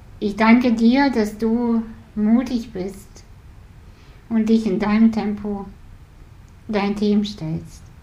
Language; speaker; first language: German; early bilingual, other home language; Russian